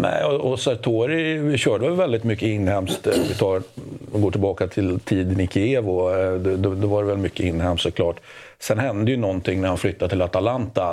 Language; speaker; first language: Swedish; native; Swedish